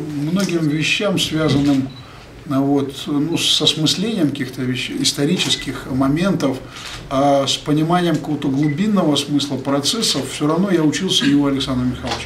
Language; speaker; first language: Russian; native; Russian